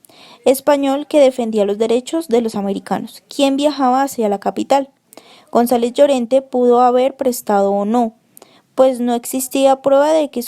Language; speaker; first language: Spanish; native; Spanish